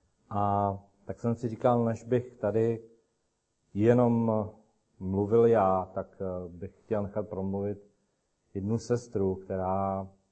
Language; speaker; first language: Czech; native; Czech